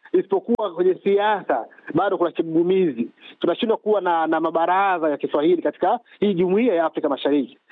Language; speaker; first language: Swahili; native; Swahili